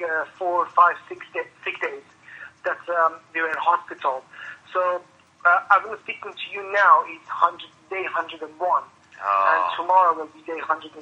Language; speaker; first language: English; non-native, fluent; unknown